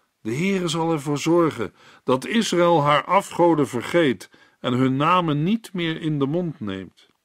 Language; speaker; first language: Dutch; native; Dutch